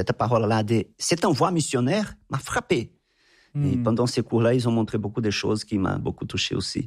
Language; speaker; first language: French; non-native, fluent; Portuguese